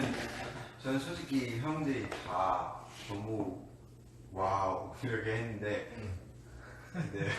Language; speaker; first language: Korean; non-native, learner; Cantonese